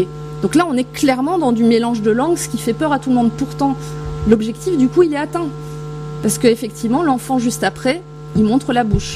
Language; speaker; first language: French; native; French